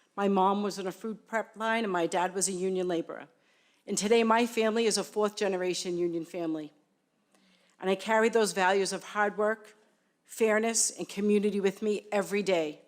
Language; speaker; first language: English; native; English